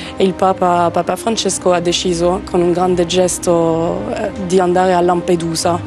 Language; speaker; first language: Italian; non-native, fluent; French